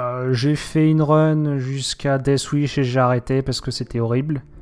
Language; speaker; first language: French; native; French